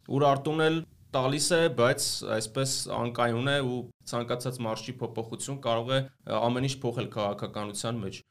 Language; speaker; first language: Armenian; native; Armenian